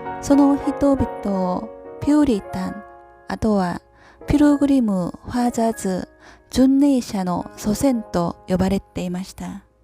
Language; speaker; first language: Japanese; non-native, learner; Korean